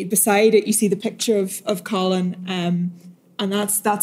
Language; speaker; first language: English; native; English